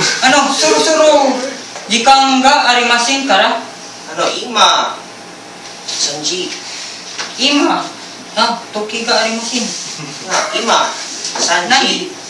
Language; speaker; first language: Japanese; non-native, learner; Filipino